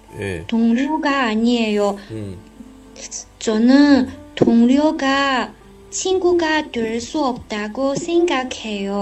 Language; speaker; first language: Korean; non-native, learner; Chinese